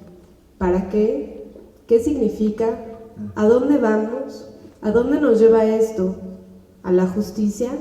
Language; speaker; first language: Spanish; native; Spanish